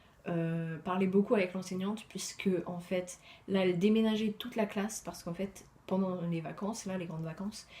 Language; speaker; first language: French; native; French